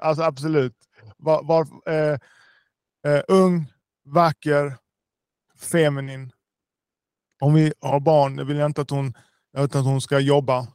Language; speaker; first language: Swedish; early bilingual, other home language; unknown